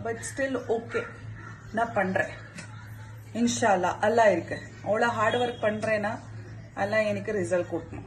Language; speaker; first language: Tamil; non-native, local second language; Urdu